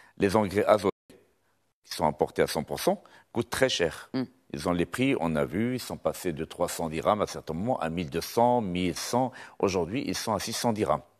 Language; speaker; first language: French; non-native, local second language; Arabic